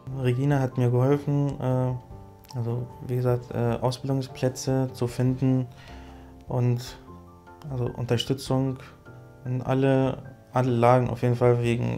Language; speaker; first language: German; early bilingual, other home language; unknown